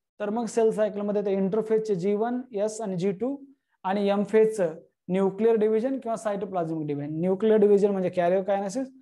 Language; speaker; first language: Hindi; non-native, local second language; Marathi